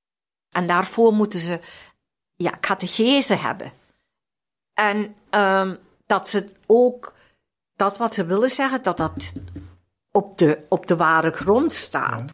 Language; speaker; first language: Dutch; non-native, fluent; German